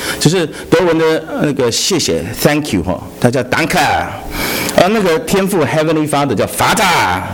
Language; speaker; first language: Chinese; native; Chinese